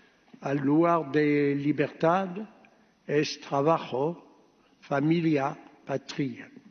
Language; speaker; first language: Spanish; early bilingual, heritage; Ladino